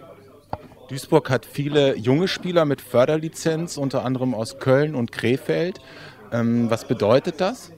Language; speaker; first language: German; native; German